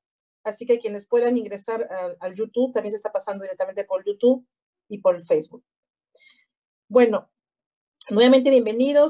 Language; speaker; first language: Spanish; native; Spanish